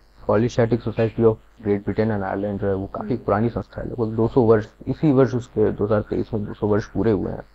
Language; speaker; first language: Hindi; native; Hindi